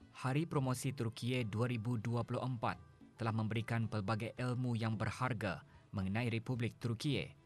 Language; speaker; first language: Malay; native; Malay